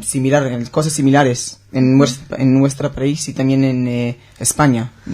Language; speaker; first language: Spanish; non-native, learner; Hebrew